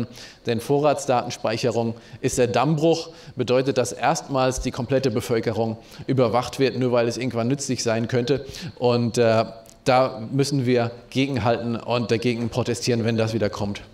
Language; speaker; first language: German; native; German